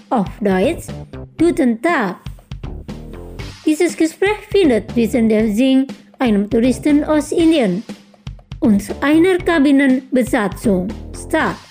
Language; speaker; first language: German; non-native, fluent; Indonesian